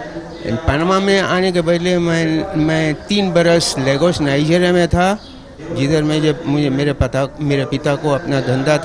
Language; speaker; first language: Hindi; non-native, local second language; Sindhi